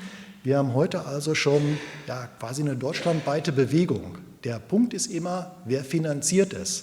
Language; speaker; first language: German; native; German